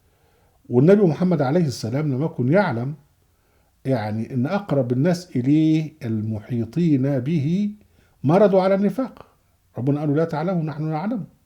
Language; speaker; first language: Arabic; native; Arabic